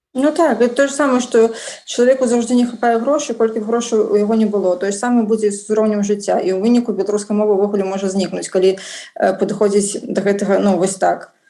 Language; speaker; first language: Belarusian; non-native, local second language; Russian